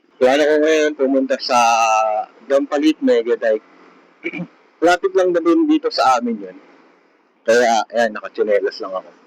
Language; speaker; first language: Filipino; native; Filipino